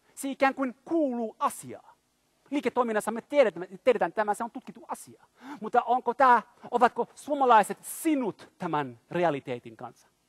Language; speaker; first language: Finnish; non-native, fluent; French